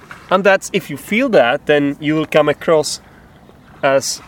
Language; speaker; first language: English; non-native, fluent; Czech